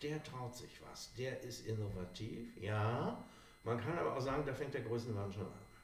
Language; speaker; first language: German; native; German